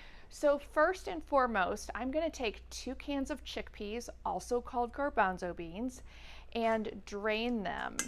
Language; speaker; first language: English; native; English